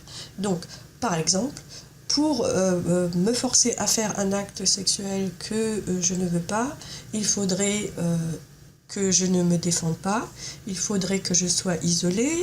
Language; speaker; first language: French; native; French